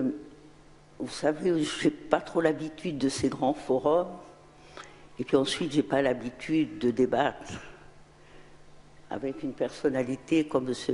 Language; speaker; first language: French; non-native, local second language; Arabic